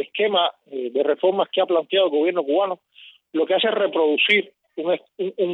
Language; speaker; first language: Spanish; native; Spanish